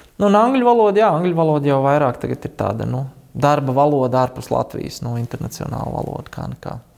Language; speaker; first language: Latvian; native; Latvian